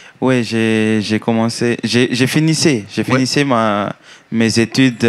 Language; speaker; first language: French; non-native, learner; Malagasy